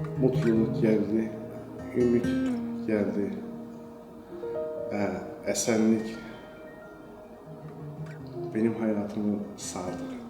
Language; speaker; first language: Turkish; non-native, fluent; Persian